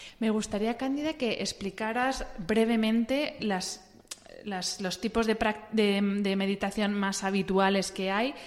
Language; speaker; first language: Spanish; native; Spanish